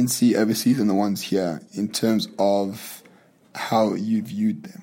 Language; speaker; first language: English; native; English